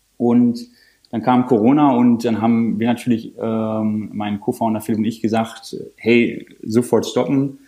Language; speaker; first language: German; native; German